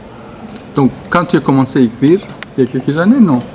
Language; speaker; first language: French; non-native, fluent; Turkish